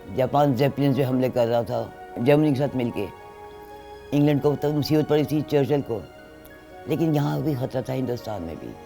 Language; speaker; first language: Urdu; native; Urdu